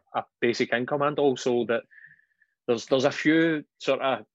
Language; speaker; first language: English; native; English